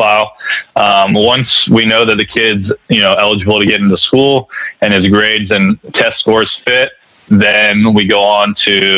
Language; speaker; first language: English; native; English